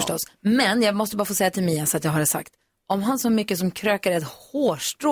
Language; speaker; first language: Swedish; native; Swedish